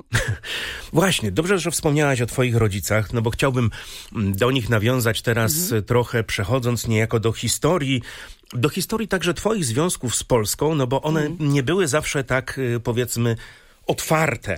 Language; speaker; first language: Polish; native; Polish